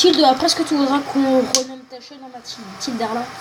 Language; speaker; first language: French; native; French